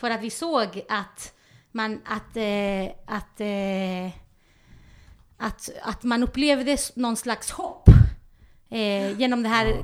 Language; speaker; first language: Swedish; non-native, fluent; Spanish